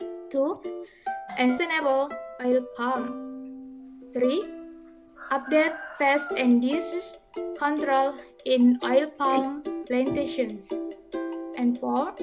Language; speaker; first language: English; non-native, learner; Indonesian